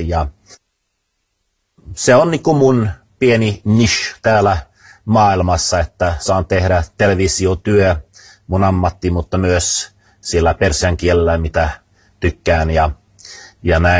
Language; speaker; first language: Finnish; early bilingual, other home language; Swedish